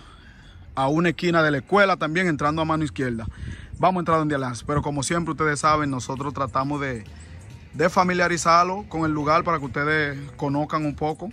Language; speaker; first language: Spanish; native; Spanish